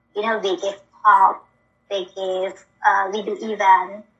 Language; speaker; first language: English; non-native, local second language; Malay